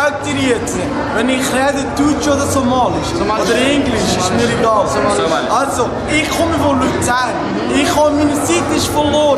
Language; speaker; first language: German; non-native, learner; Somali